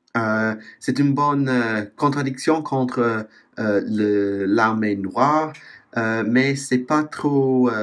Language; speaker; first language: French; non-native, fluent; English